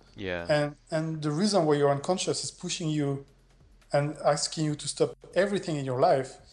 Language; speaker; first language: English; non-native, fluent; French